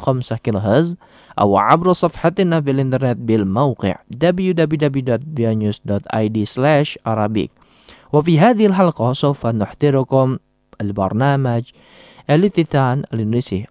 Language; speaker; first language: Arabic; non-native, fluent; Indonesian